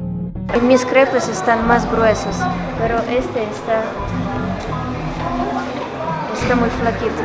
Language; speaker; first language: Spanish; non-native, fluent; Ukrainian